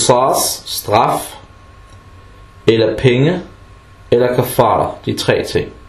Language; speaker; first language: Danish; non-native, fluent; Arabic